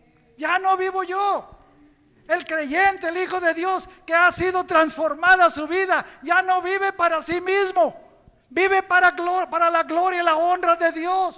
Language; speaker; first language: Spanish; native; Spanish